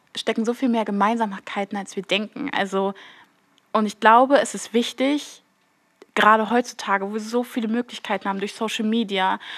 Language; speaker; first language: German; native; German